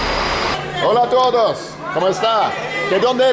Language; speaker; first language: Spanish; non-native, learner; English